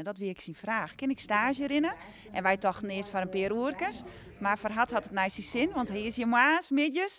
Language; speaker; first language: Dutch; non-native, local second language; Western Frisian